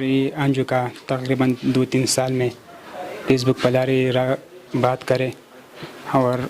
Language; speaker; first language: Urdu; non-native, local second language; Pashto